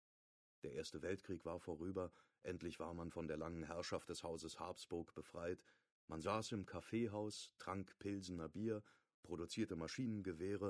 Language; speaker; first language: German; native; German